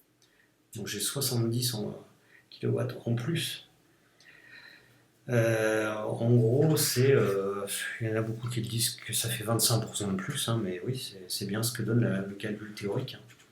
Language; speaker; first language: French; native; French